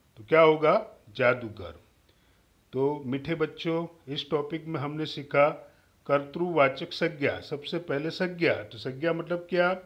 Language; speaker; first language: Hindi; non-native, local second language; Gujarati